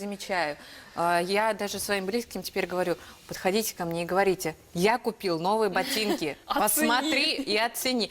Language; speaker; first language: Russian; native; Russian